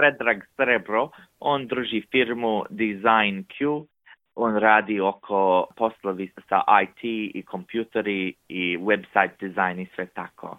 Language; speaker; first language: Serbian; early bilingual, heritage; English